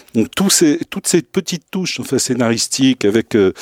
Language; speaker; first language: French; non-native, local second language; Tachelhit